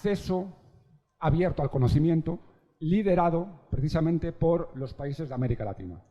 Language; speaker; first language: Spanish; native; Spanish